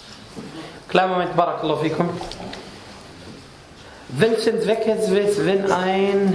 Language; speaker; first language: German; non-native, fluent; Arabic